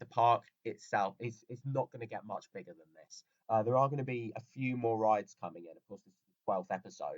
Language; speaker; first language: English; native; English